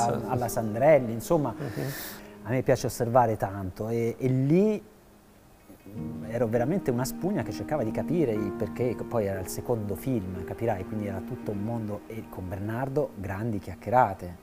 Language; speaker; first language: Italian; native; Italian